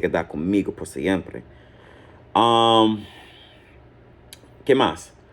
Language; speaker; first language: Spanish; non-native, learner; English